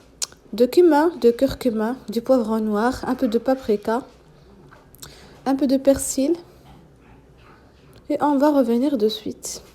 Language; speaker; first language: French; non-native, local second language; Arabic